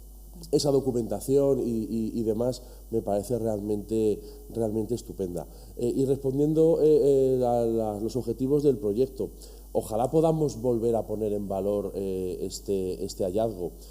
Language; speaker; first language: Spanish; native; Spanish